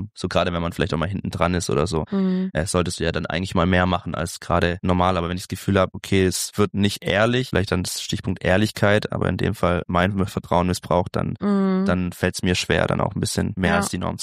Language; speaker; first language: German; native; German